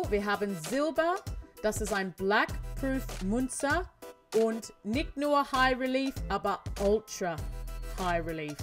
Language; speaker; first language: German; non-native, learner; English